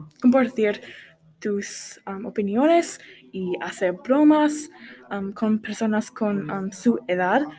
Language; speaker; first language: Spanish; non-native, learner; English